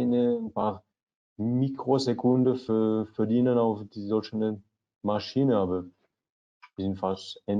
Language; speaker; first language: German; non-native, learner; French